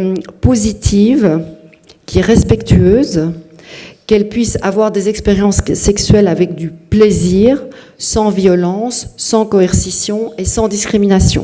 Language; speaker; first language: French; native; French